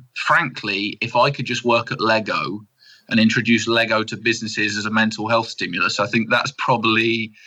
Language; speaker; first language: English; native; English